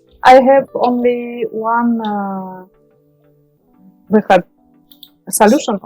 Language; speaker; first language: English; non-native, learner; Russian